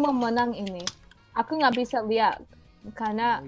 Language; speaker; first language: Indonesian; early bilingual, heritage; Indonesian